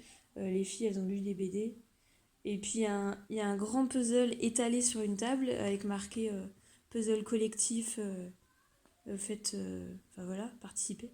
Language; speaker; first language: French; native; French